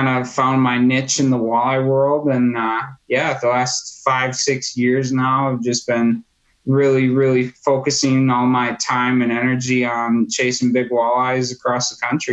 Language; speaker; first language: English; native; English